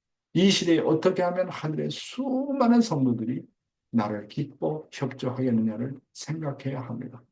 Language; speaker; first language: Korean; native; Korean